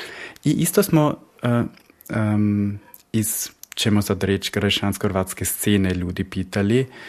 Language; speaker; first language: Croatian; early bilingual, heritage; Croatian